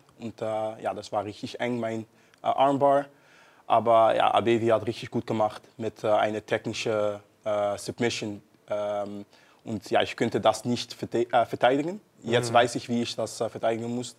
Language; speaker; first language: German; non-native, learner; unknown